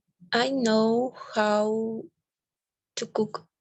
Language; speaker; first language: English; non-native, learner; Spanish